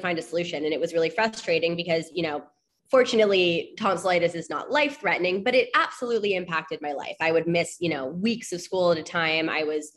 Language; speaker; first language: English; native; English